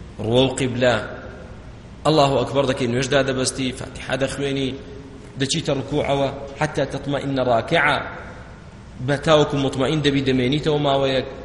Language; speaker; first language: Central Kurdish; non-native, local second language; Kurdish